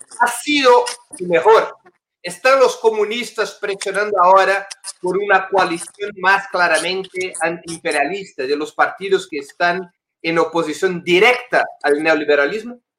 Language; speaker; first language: Spanish; non-native, fluent; Portuguese